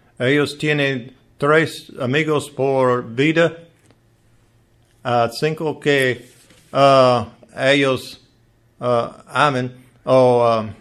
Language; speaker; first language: Spanish; non-native, learner; English